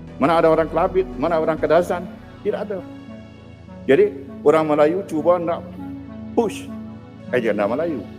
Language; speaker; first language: Malay; non-native, local second language; Iban